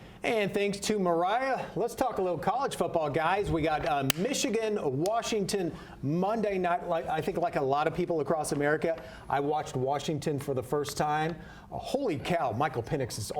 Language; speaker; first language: English; native; English